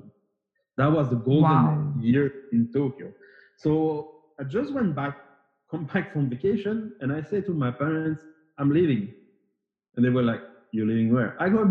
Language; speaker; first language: English; non-native, fluent; French